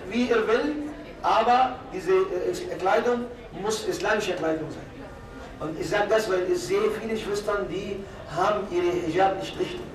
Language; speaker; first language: German; non-native, fluent; Arabic